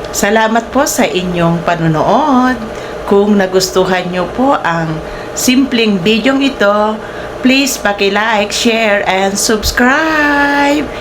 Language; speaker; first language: Filipino; non-native, local second language; Iloko